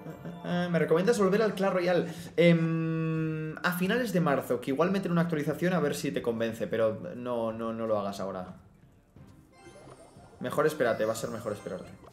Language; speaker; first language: Spanish; native; Spanish